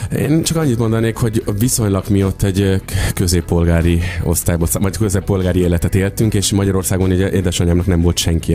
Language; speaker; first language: Hungarian; early bilingual, other home language; Urdu